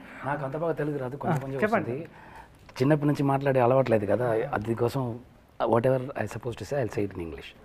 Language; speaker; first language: Telugu; non-native, learner; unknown